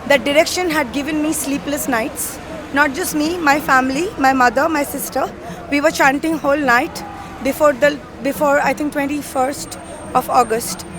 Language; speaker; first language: English; non-native, local second language; Bangla